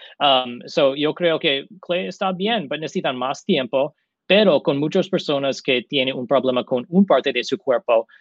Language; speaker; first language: Spanish; non-native, learner; English